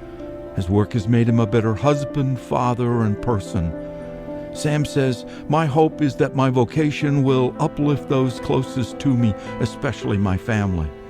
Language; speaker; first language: English; native; English